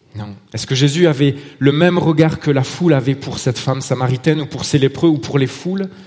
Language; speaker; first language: French; native; French